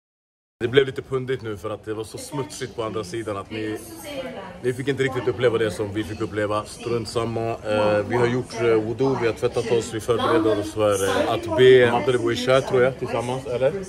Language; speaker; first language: Swedish; native; Swedish